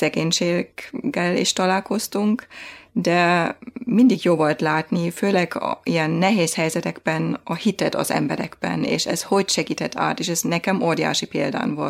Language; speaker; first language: Hungarian; non-native, fluent; German